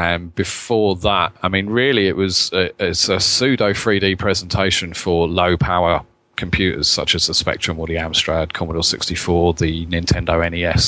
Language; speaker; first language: English; native; English